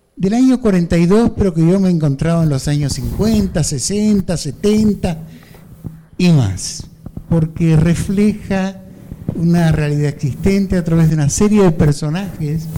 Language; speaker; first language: Spanish; native; Spanish